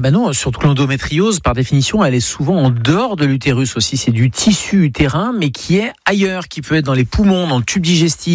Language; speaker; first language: French; native; French